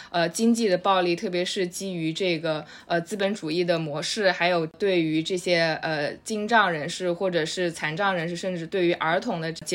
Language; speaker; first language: Chinese; native; Chinese